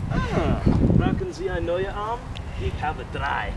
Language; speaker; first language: German; non-native, learner; English